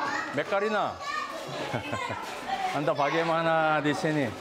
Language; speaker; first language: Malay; non-native, learner; Korean